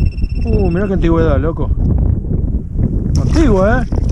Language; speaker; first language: Spanish; native; Spanish